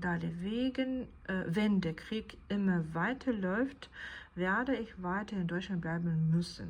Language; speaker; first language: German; non-native, fluent; Ukrainian